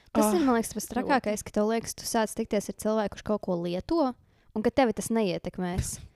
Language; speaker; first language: Latvian; native; Latvian